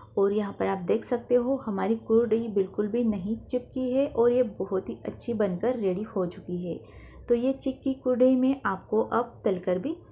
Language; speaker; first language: Hindi; non-native, local second language; Marathi